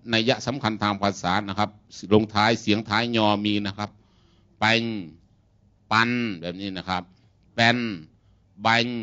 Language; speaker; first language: Thai; non-native, local second language; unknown